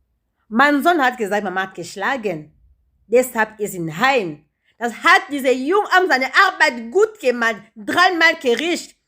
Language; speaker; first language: German; non-native, learner; Lingala